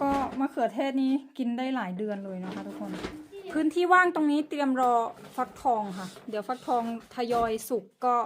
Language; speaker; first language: Thai; native; Thai